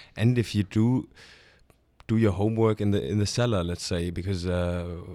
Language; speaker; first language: English; non-native, fluent; German